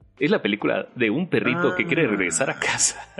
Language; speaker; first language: Spanish; native; Spanish